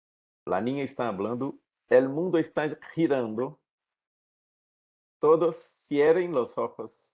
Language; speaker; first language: Spanish; non-native, learner; Portuguese